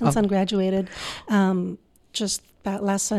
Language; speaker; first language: English; non-native, local second language; Filipino